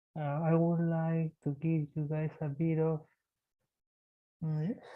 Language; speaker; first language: English; non-native, learner; Spanish